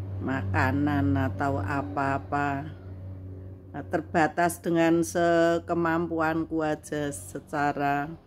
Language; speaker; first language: Indonesian; non-native, local second language; Javanese